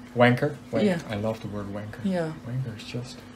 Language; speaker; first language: English; non-native, fluent; Dutch